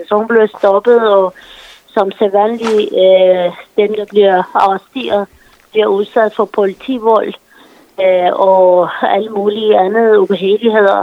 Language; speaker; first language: Danish; non-native, fluent; Persian